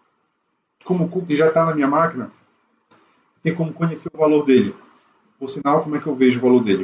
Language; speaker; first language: Portuguese; native; Portuguese